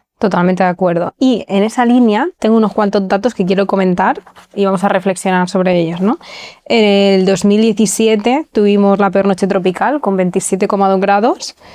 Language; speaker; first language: Spanish; native; Spanish